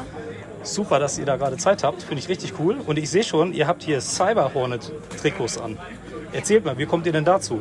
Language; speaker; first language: German; native; German